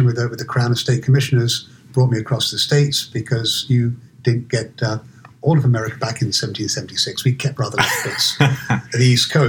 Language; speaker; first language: English; native; English